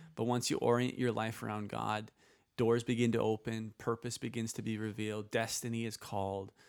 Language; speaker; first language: English; early bilingual, other home language; Icelandic